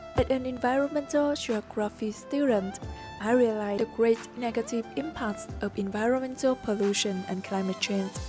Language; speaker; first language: English; non-native, fluent; Vietnamese